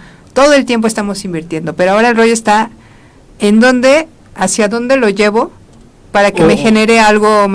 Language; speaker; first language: Spanish; native; Spanish